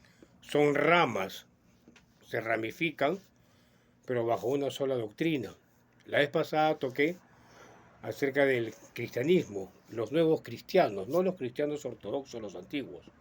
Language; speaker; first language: Spanish; native; Spanish